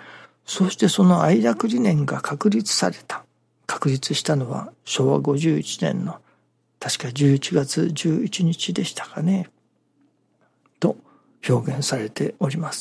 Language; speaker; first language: Japanese; native; Japanese